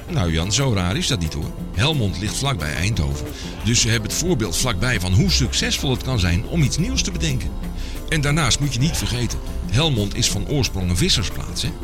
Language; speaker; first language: Dutch; native; Dutch